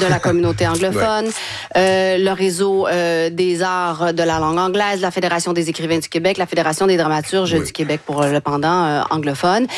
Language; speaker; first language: French; native; French